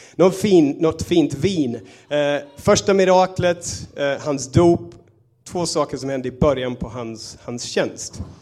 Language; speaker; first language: Swedish; native; Swedish